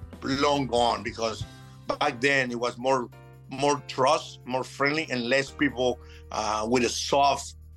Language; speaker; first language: English; non-native, fluent; Spanish